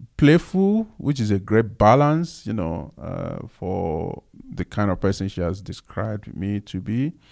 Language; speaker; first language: English; non-native, local second language; Yoruba